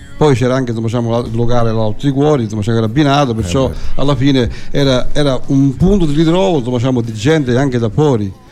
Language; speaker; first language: Italian; native; Italian